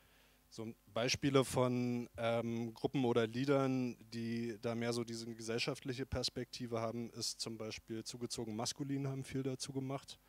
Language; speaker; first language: German; native; German